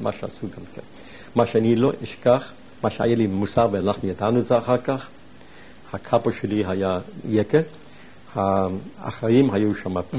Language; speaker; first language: Hebrew; non-native, fluent; German